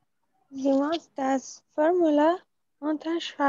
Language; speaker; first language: German; non-native, learner; Arabic